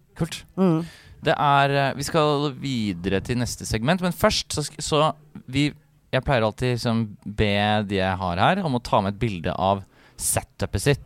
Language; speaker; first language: Norwegian; native; Norwegian